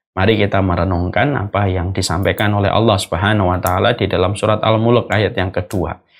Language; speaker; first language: Indonesian; native; Indonesian